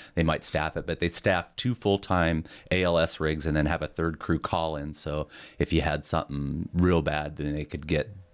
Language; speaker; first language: English; native; English